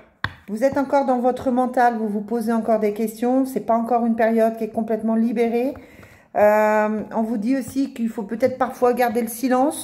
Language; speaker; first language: French; native; French